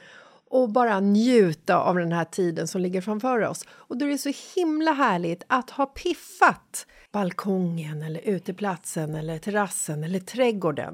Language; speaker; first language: Swedish; native; Swedish